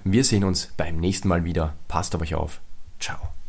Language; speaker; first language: German; native; German